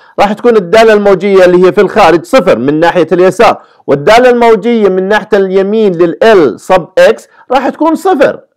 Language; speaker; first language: Arabic; native; Arabic